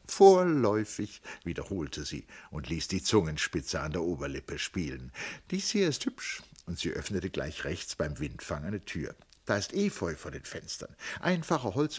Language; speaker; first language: German; native; German